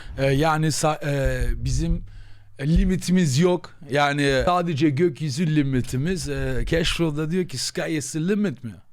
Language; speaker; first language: Turkish; native; Turkish